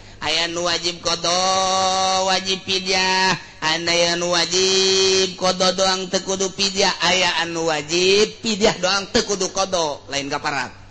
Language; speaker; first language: Sundanese; native; Sundanese